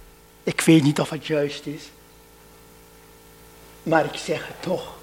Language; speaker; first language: Dutch; non-native, fluent; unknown